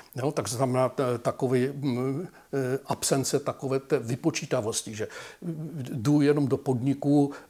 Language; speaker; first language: Czech; native; Czech